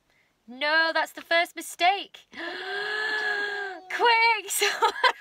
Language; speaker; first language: English; native; English